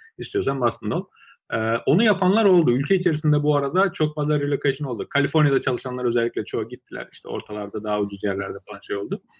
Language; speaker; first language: Turkish; early bilingual, other home language; Azerbaijani